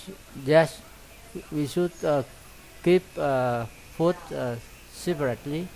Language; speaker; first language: English; non-native, learner; Vietnamese